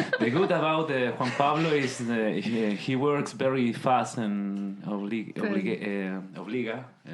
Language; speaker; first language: English; non-native, learner; Spanish